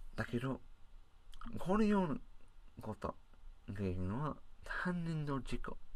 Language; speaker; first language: Japanese; non-native, learner; English